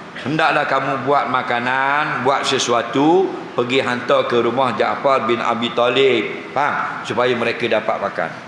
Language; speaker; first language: Malay; native; Malay